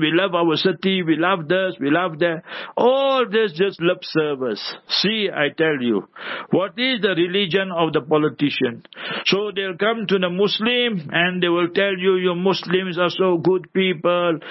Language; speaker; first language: English; early bilingual, other home language; Urdu